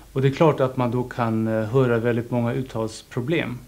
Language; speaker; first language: Swedish; non-native, fluent; German